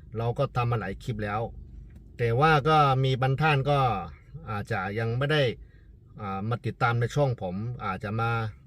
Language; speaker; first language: Thai; non-native, fluent; Chinese